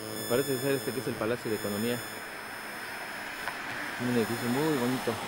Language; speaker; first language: Spanish; native; Spanish